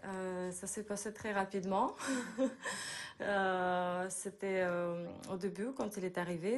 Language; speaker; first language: French; non-native, fluent; Russian